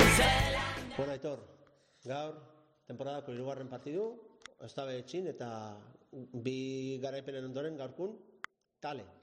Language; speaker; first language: Basque; native; Basque